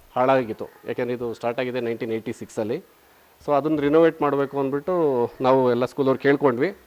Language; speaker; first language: Kannada; native; Kannada